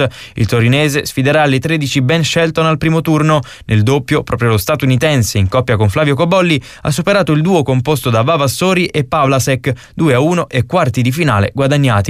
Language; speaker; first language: Italian; native; Italian